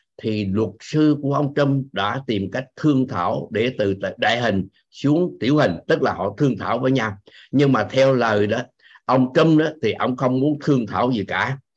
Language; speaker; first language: Vietnamese; native; Vietnamese